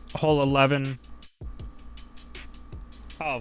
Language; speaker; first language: English; native; English